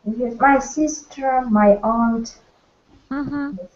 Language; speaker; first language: English; non-native, learner; Russian